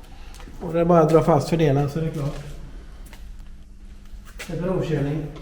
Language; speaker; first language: Swedish; native; Swedish